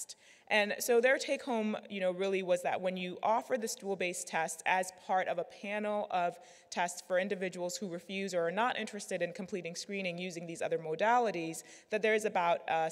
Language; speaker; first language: English; native; English